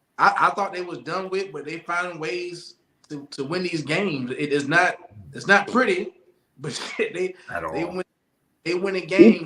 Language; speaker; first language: English; native; English